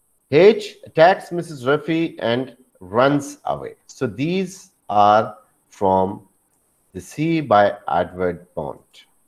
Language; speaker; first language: English; non-native, local second language; Urdu